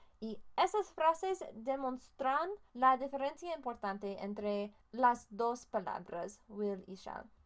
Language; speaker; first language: Spanish; non-native, learner; English